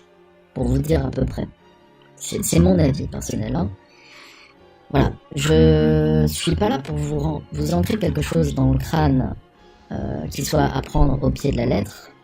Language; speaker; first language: French; native; French